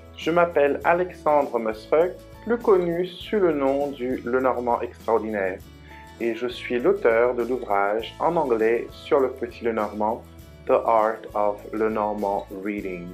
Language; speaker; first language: French; native; French